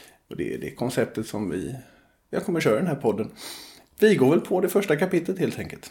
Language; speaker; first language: Swedish; native; Swedish